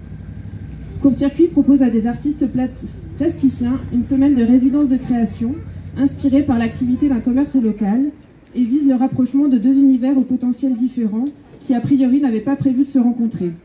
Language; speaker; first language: French; native; French